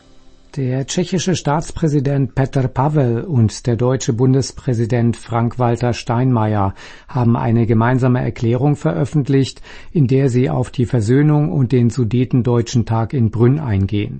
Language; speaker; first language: German; native; German